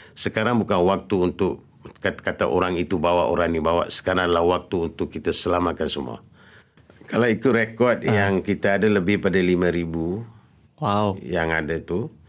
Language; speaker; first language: Malay; early bilingual, other home language; Rohingya